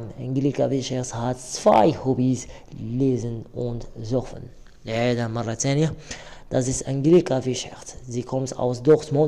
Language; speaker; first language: German; non-native, learner; Arabic